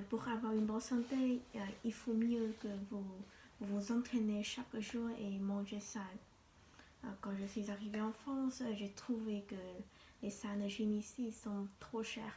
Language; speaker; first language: French; non-native, learner; Vietnamese